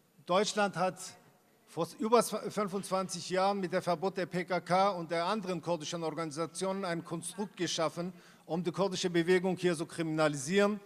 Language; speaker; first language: German; non-native, fluent; Kurdish